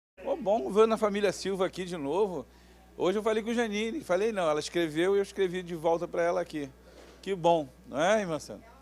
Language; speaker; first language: Portuguese; native; Portuguese